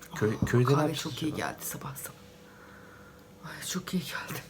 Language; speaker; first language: Turkish; native; Turkish